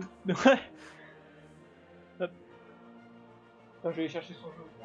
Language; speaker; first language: French; native; French